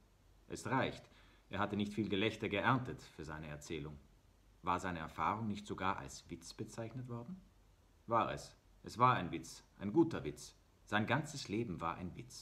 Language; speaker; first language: German; native; German